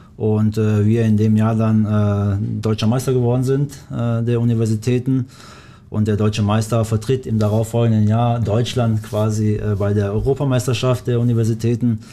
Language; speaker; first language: German; early bilingual, other home language; Albanian